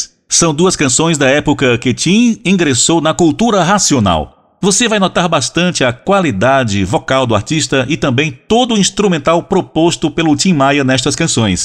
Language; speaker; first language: Portuguese; native; Portuguese